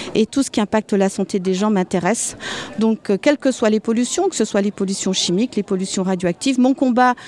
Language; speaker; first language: French; native; French